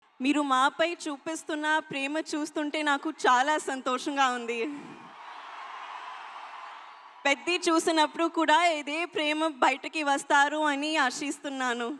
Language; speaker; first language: Telugu; non-native, learner; Hindi